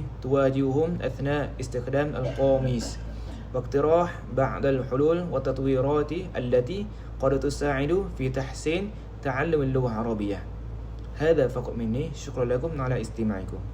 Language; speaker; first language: Arabic; non-native, learner; Malay